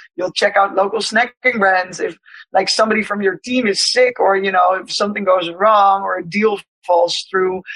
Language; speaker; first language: English; non-native, fluent; Dutch